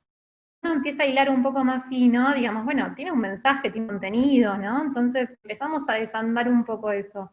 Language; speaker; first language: Spanish; native; Spanish